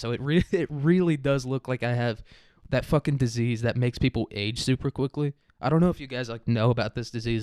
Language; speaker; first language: English; native; English